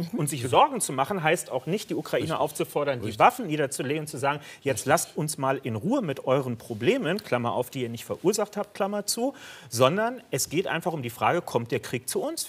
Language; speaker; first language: German; native; German